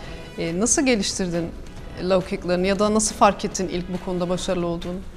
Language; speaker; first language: Turkish; native; Turkish